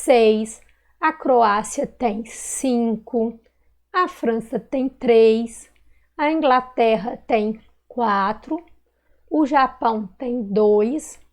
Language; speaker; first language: Portuguese; native; Portuguese